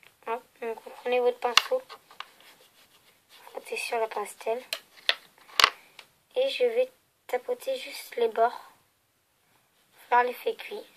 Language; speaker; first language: French; native; French